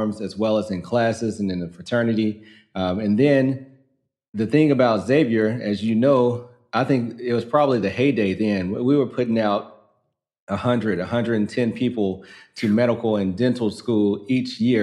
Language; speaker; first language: English; native; English